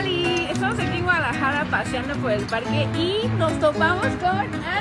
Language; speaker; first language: Spanish; native; Spanish